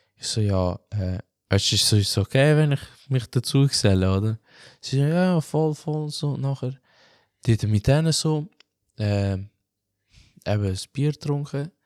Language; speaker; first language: German; early bilingual, other home language; Albanian